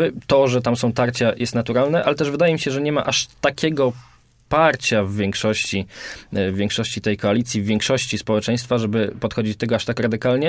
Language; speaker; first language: Polish; native; Polish